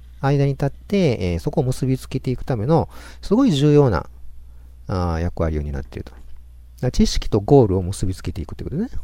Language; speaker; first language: Japanese; native; Japanese